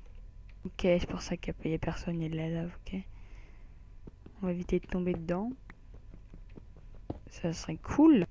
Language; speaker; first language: French; native; French